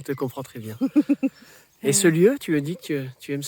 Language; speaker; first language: French; native; French